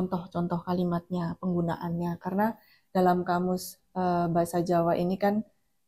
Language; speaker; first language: Indonesian; non-native, local second language; Javanese